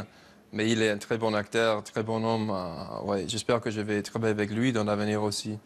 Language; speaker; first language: French; non-native, learner; English